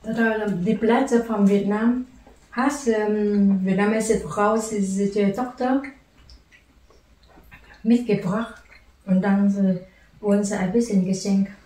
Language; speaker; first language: German; non-native, learner; Vietnamese